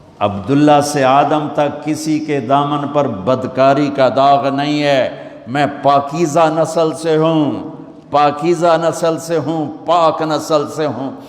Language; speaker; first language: Urdu; non-native, local second language; Punjabi